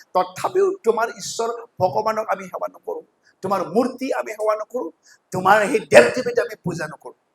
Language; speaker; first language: Assamese; non-native, local second language; Bodo